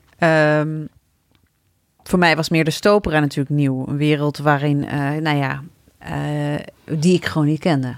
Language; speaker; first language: Dutch; early bilingual, other home language; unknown